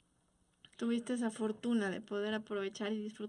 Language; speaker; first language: Spanish; native; Spanish